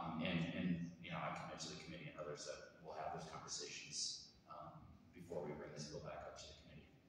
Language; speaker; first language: English; native; English